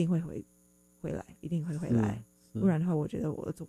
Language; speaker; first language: Chinese; non-native, fluent; English